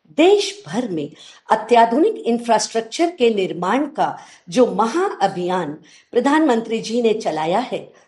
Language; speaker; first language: Hindi; native; Hindi